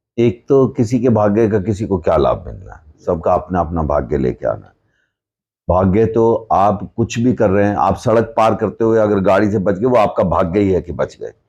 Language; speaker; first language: Hindi; non-native, local second language; Punjabi